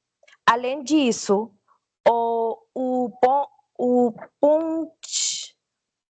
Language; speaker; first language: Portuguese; non-native, learner; Spanish